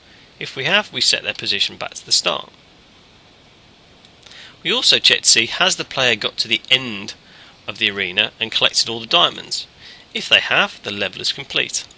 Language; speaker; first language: English; native; English